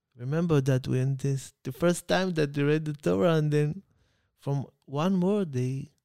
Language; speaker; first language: English; non-native, fluent; Hebrew